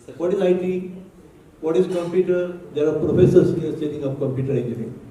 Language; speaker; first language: English; non-native, local second language; Marathi